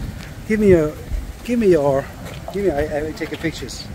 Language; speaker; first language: English; non-native, fluent; French